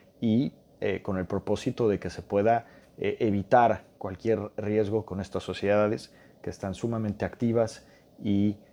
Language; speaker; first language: Spanish; native; Spanish